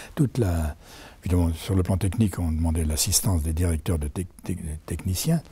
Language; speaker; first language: French; native; French